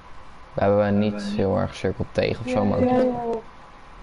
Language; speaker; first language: Dutch; native; Dutch